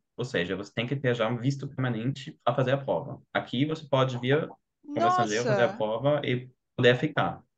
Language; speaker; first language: Portuguese; non-native, fluent; German